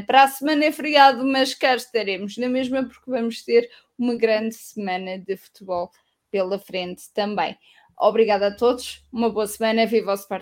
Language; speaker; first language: Portuguese; native; Portuguese